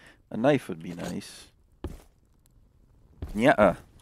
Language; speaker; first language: English; early bilingual, other home language; Russian